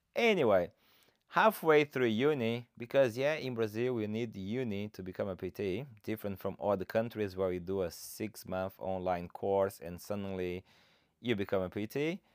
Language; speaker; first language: English; non-native, fluent; Portuguese